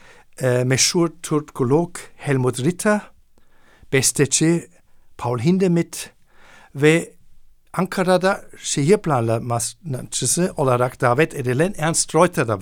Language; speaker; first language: Turkish; non-native, fluent; German